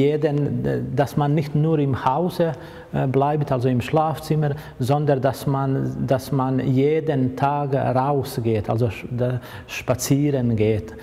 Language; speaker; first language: German; non-native, fluent; Croatian